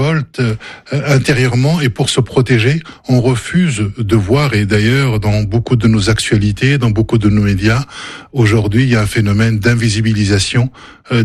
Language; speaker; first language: French; non-native, local second language; Arabic